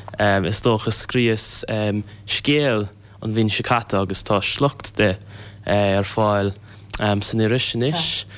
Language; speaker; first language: Irish; non-native, local second language; English